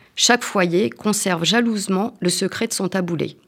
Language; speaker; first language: French; native; French